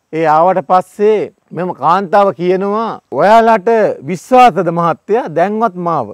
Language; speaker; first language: Sinhala; native; Sinhala